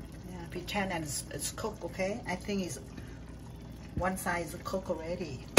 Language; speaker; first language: English; non-native, learner; Vietnamese